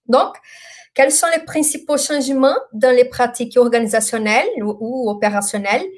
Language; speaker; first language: French; non-native, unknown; Portuguese